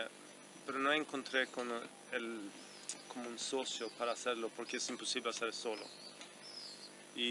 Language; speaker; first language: Spanish; non-native, fluent; Swedish